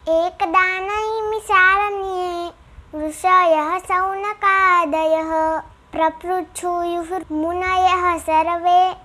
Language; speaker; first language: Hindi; non-native, local second language; Gujarati